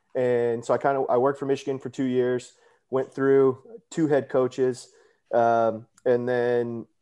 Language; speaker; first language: English; native; English